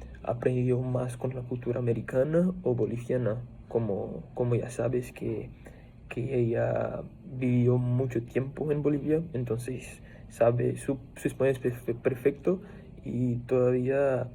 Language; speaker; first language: Spanish; non-native, fluent; Portuguese